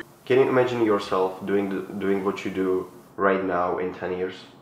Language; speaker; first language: English; non-native, fluent; Czech